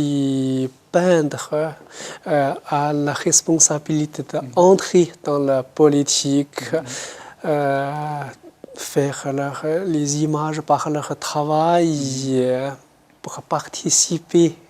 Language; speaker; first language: French; non-native, fluent; Chinese